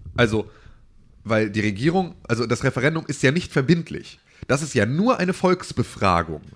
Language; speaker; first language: German; native; German